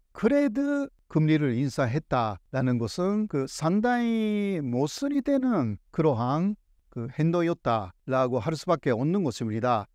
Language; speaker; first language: Korean; non-native, fluent; Japanese